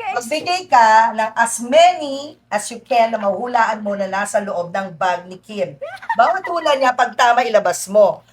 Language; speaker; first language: Filipino; native; Filipino